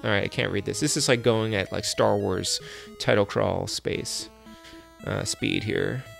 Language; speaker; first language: English; native; English